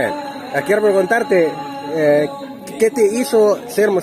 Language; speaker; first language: Spanish; non-native, learner; Arabic